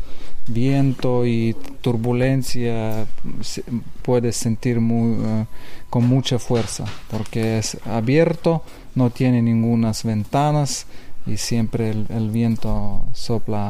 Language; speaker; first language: Spanish; non-native, learner; Lithuanian